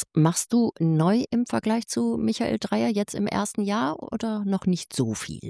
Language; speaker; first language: German; native; German